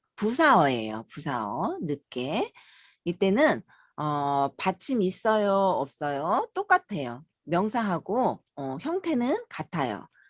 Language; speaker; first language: Korean; native; Korean